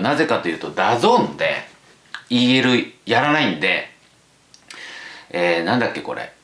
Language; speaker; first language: Japanese; native; Japanese